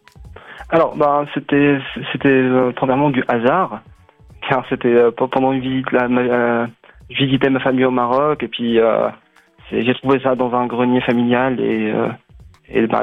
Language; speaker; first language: French; non-native, local second language; Arabic